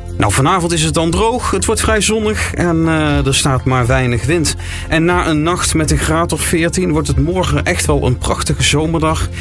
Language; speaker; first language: Dutch; native; Dutch